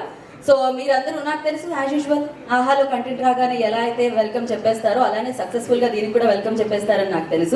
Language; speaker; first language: Telugu; native; Telugu